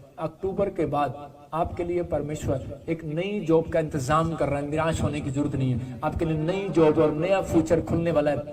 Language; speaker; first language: Hindi; non-native, local second language; Punjabi